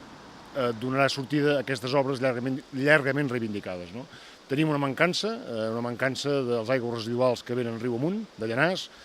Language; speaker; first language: Catalan; native; Catalan